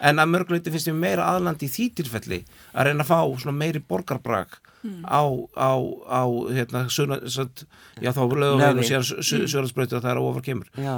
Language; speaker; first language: Icelandic; non-native, fluent; Polish